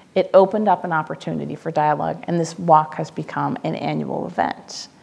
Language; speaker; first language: English; native; English